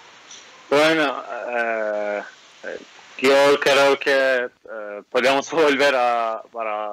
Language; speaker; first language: Spanish; non-native, fluent; Persian